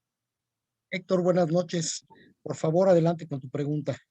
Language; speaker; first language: Spanish; native; Spanish